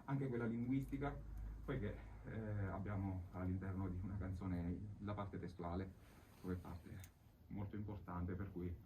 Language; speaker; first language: Italian; native; Italian